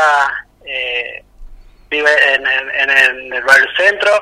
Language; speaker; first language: Spanish; native; Spanish